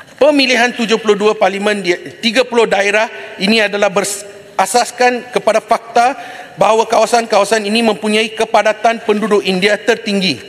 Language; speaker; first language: Malay; non-native, local second language; Tamil